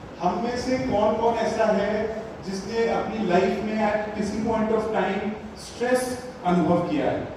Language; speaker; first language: Hindi; native; Hindi